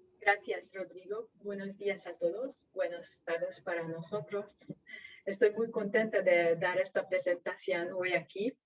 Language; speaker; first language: Spanish; non-native, fluent; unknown